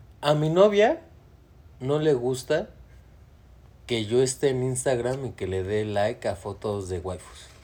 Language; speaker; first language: Spanish; native; Spanish